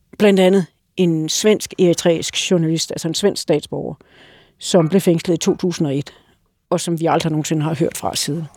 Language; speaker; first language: Danish; native; Danish